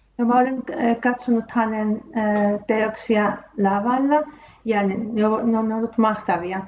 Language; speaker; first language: Finnish; non-native, fluent; Spanish